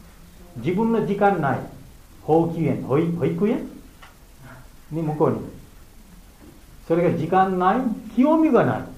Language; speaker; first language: Japanese; non-native, learner; Bangla